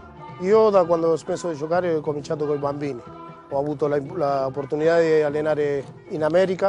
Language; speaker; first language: Italian; non-native, fluent; Spanish